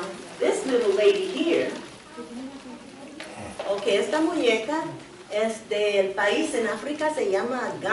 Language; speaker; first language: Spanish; non-native, learner; English